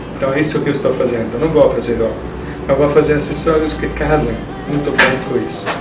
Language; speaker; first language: Portuguese; non-native, fluent; Italian